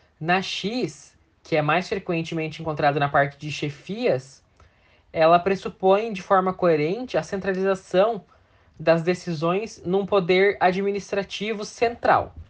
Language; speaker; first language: Portuguese; native; Portuguese